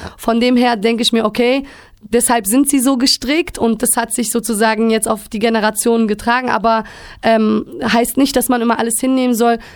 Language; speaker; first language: German; early bilingual, other home language; Turkish